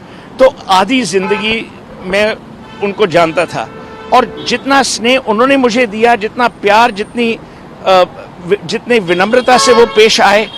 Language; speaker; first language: Hindi; native; Hindi